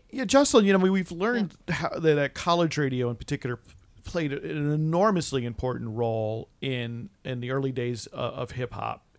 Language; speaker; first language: English; native; English